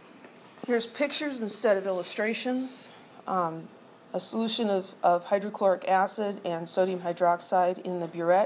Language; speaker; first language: English; native; English